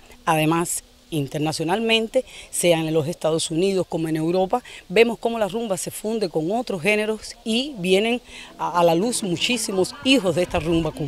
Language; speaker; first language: Spanish; native; Spanish